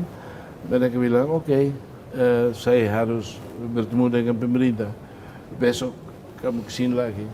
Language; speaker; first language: Indonesian; non-native, fluent; Tetum